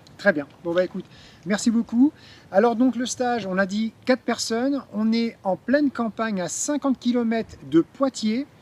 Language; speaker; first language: French; native; French